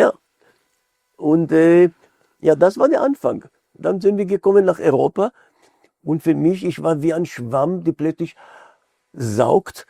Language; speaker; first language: German; non-native, fluent; Hebrew